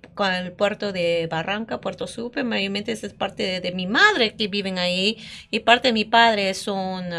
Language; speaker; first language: Spanish; early bilingual, heritage; Spanish